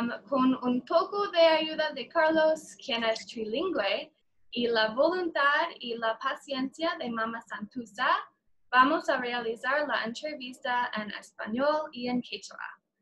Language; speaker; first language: Spanish; non-native, learner; English